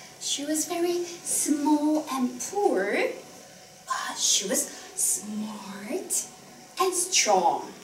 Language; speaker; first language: English; non-native, fluent; Korean